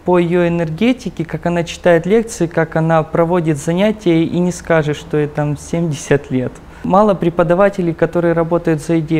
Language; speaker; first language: Russian; native; Russian